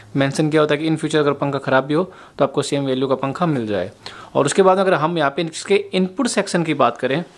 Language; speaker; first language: Hindi; native; Hindi